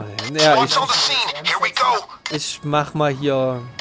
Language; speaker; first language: German; native; German